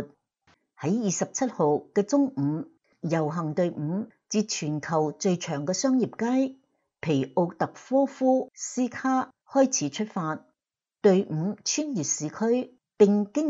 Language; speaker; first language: Chinese; non-native, local second language; Cantonese